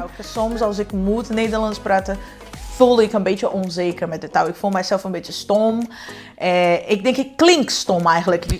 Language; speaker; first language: Dutch; non-native, fluent; Portuguese